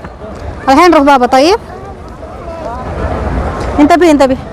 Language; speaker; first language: Arabic; non-native, local second language; Indonesian